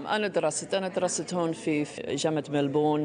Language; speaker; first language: Arabic; non-native, fluent; English